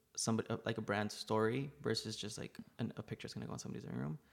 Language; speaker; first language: English; native; English